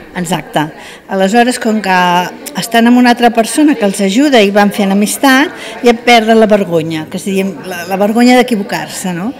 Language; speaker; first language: Catalan; native; Catalan